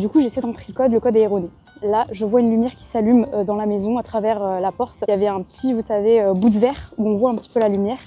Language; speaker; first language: French; native; French